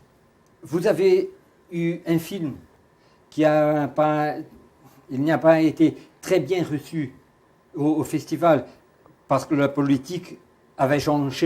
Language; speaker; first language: French; non-native, fluent; Portuguese